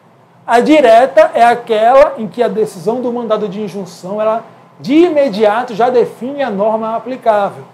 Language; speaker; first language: Portuguese; native; Portuguese